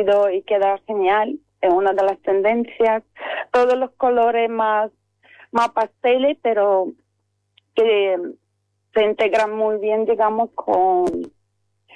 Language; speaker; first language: Spanish; non-native, fluent; Estonian